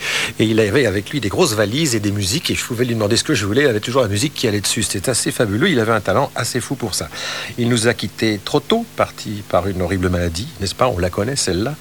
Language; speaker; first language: French; native; French